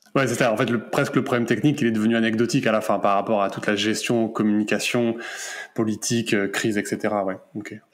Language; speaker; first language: French; native; French